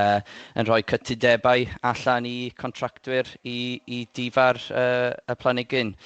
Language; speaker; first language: Welsh; native; Welsh